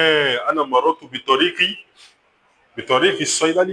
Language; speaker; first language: Arabic; non-native, fluent; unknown